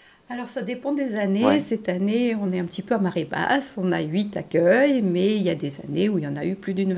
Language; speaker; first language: French; native; French